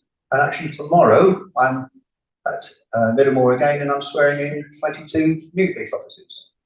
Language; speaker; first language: English; native; English